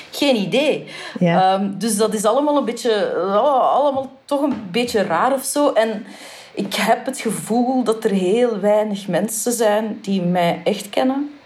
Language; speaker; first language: Dutch; native; Dutch